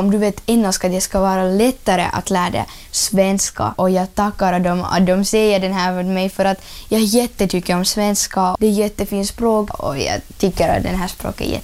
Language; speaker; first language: Swedish; early bilingual, other home language; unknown